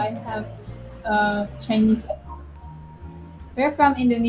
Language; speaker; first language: English; non-native, learner; Indonesian